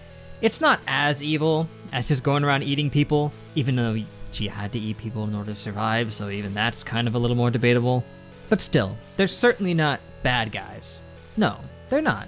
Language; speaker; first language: English; native; English